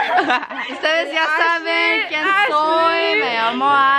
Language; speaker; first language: Spanish; native; Spanish